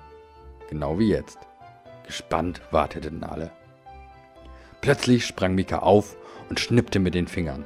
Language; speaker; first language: German; native; German